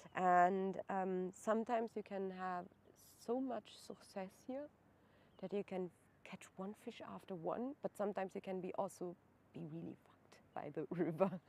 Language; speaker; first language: English; non-native, fluent; German